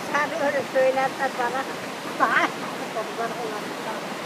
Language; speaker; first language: Turkish; non-native, local second language; Kurdish